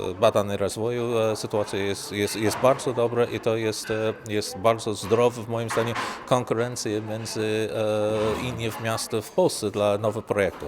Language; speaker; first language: Polish; non-native, learner; English